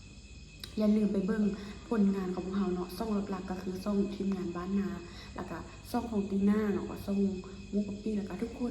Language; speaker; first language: Thai; non-native, local second language; Lao